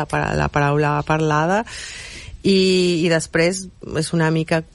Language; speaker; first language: Catalan; non-native, fluent; Spanish